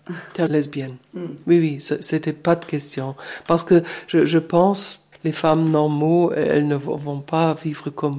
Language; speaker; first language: French; non-native, fluent; German